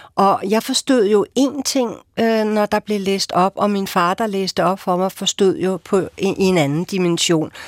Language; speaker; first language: Danish; native; Danish